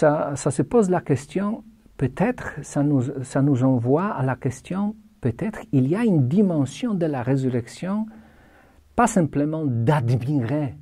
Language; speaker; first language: French; non-native, fluent; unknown